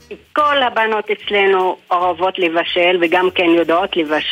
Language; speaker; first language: Hebrew; non-native, local second language; Arabic